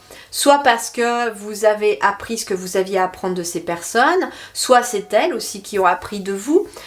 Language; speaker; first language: French; native; French